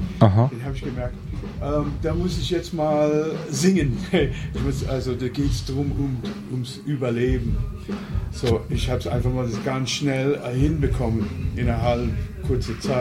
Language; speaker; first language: German; non-native, fluent; English